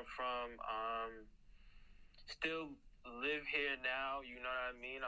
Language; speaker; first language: English; native; English